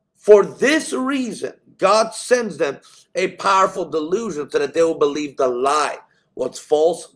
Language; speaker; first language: English; native; English